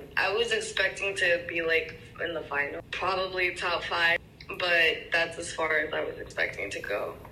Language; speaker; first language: English; early bilingual, other home language; Spanish